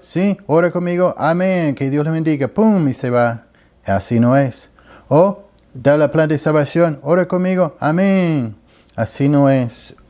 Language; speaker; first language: Spanish; non-native, learner; English